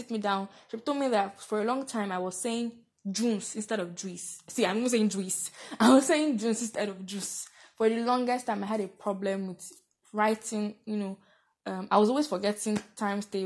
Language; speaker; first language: English; non-native, local second language; Yoruba